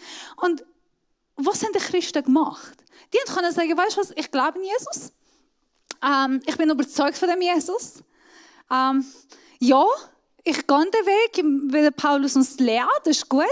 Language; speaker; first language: German; non-native, fluent; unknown